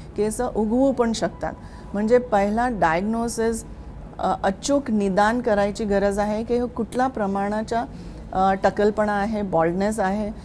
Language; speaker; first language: Marathi; non-native, local second language; Hindi